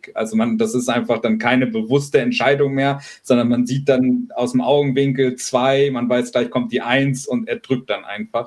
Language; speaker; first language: German; native; German